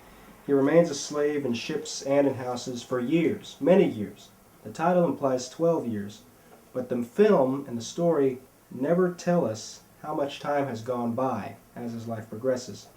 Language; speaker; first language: English; native; English